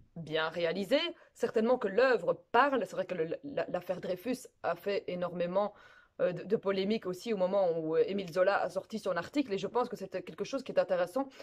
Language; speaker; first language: French; native; French